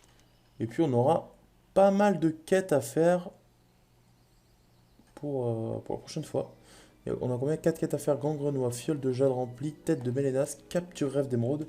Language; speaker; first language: French; native; French